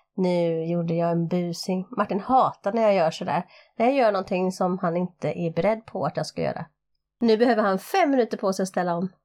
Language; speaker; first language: Swedish; early bilingual, other home language; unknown